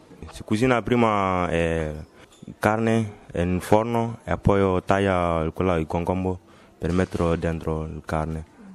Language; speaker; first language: Italian; non-native, learner; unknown